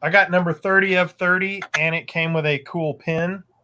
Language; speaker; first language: English; native; English